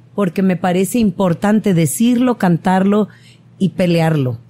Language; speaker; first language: Spanish; native; Spanish